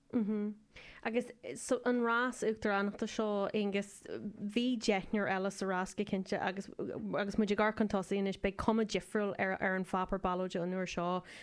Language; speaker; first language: Irish; native; Irish